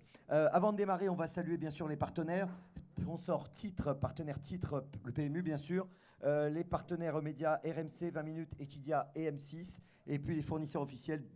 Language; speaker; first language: French; native; French